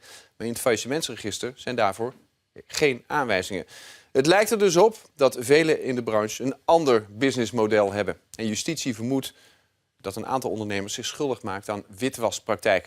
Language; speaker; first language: Dutch; native; Dutch